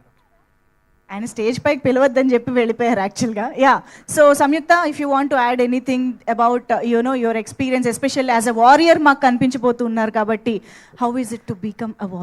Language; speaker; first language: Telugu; native; Telugu